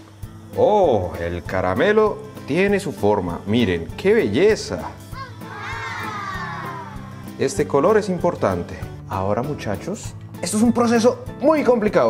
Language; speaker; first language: Spanish; native; Spanish